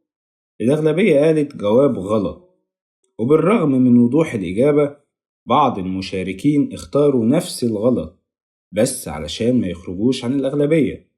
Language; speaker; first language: Arabic; native; Arabic